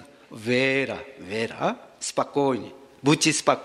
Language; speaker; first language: Russian; non-native, learner; Korean